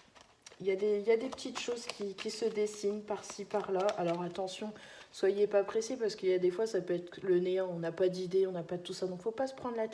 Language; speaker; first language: French; native; French